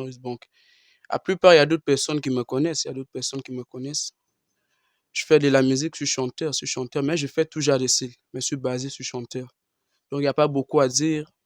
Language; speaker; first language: French; non-native, local second language; Lingala